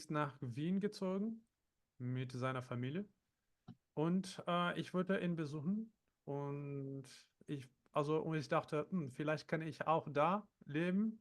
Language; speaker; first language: German; non-native, fluent; Portuguese